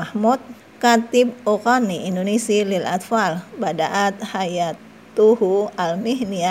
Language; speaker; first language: Arabic; non-native, learner; Indonesian